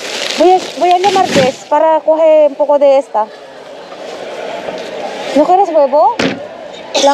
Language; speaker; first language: Spanish; non-native, fluent; Filipino